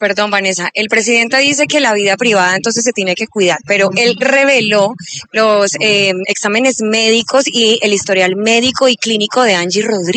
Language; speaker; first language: Spanish; native; Spanish